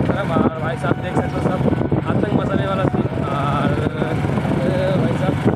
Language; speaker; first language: Hindi; non-native, local second language; Bangla